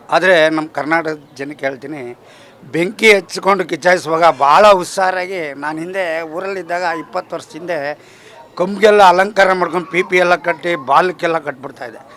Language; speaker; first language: Kannada; native; Kannada